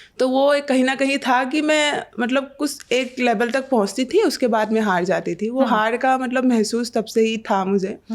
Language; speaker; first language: Hindi; non-native, local second language; Assamese